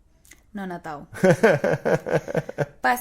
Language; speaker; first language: Portuguese; non-native, fluent; Spanish